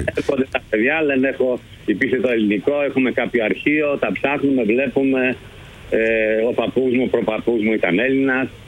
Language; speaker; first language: Greek; early bilingual, heritage; Greek